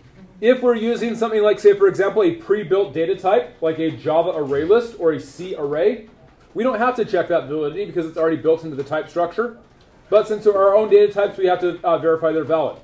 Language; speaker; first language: English; native; English